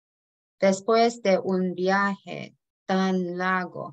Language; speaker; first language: Spanish; non-native, learner; Chinese